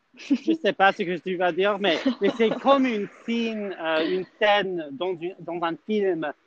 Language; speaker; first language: French; non-native, learner; English